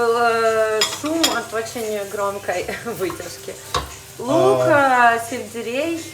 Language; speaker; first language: Russian; native; Russian